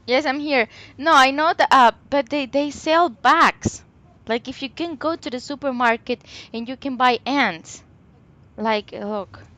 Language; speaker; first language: English; non-native, local second language; Spanish